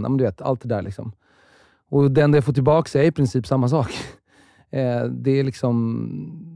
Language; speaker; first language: Swedish; early bilingual, other home language; Russian